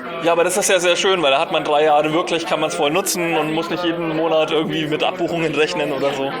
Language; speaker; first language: German; native; German